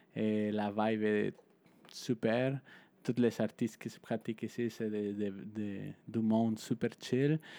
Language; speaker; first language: French; non-native, fluent; Spanish